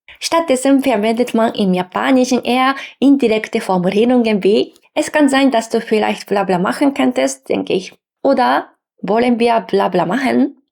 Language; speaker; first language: German; non-native, fluent; Japanese